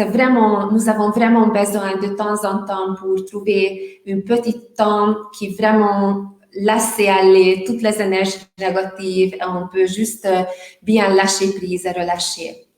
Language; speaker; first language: French; non-native, learner; Hungarian